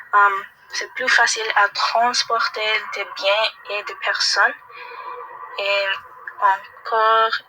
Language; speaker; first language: French; non-native, learner; English